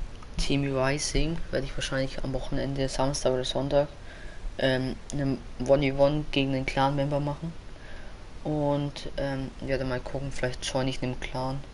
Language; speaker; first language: German; native; German